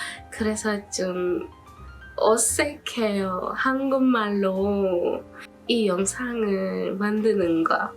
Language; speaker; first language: Korean; non-native, learner; English